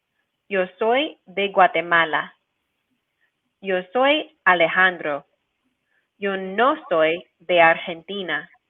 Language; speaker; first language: Spanish; non-native, fluent; English